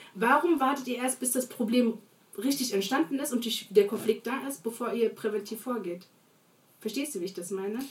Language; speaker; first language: German; early bilingual, other home language; Portuguese